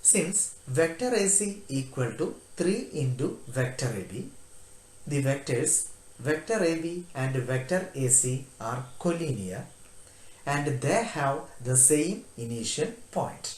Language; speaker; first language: English; non-native, local second language; Malayalam